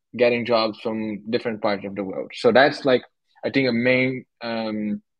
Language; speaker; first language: English; non-native, fluent; Portuguese